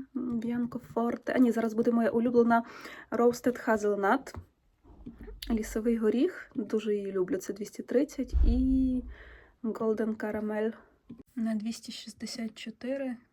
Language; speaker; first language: Ukrainian; native; Ukrainian